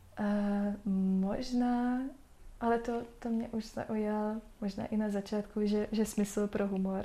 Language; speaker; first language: Czech; non-native, fluent; Hungarian